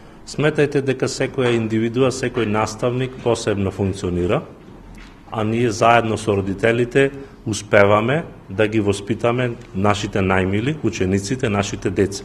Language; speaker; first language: Macedonian; native; Macedonian